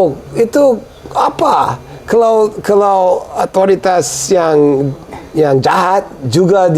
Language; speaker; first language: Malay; non-native, fluent; English